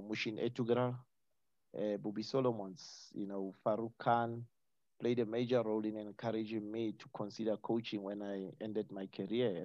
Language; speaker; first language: English; non-native, local second language; Northern Sotho